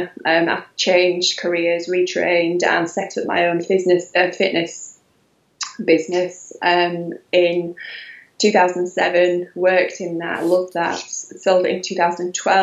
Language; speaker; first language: English; native; English